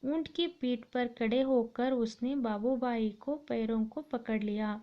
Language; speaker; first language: Hindi; non-native, local second language; Kannada